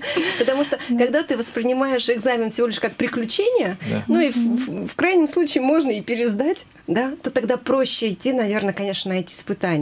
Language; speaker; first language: Russian; native; Russian